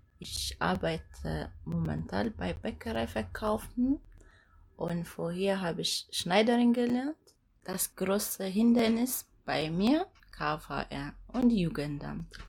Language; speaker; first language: German; non-native, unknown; Amharic